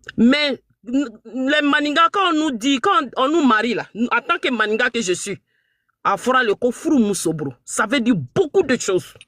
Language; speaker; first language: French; non-native, local second language; Mandingo